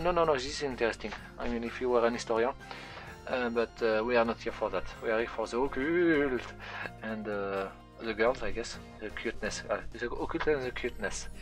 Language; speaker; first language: English; non-native, fluent; French